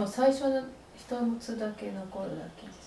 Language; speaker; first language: Japanese; non-native, learner; English